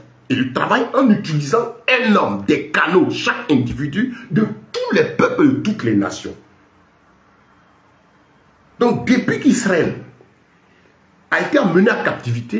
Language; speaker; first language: French; native; French